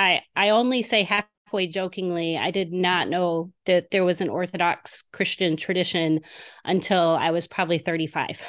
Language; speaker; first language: English; native; English